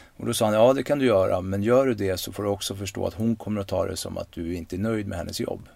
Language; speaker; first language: Swedish; native; Swedish